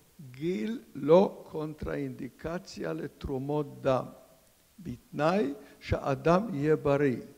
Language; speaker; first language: Hebrew; non-native, fluent; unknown